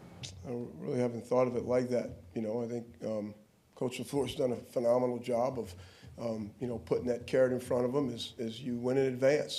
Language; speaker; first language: English; native; English